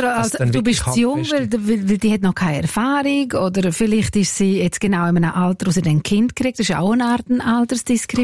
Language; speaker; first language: German; native; German